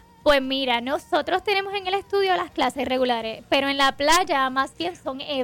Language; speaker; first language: Spanish; native; Spanish